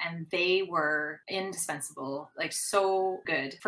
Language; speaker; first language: English; native; English